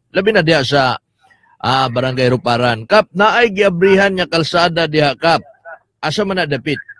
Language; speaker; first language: Cebuano; native; Cebuano